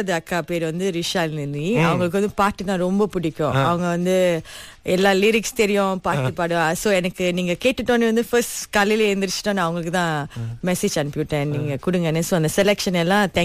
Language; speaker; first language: Tamil; early bilingual, heritage; Tamil